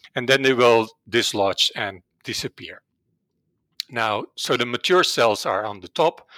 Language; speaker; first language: English; non-native, fluent; Dutch